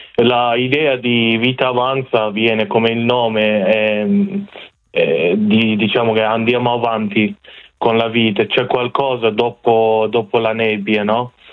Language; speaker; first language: Italian; non-native, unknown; Persian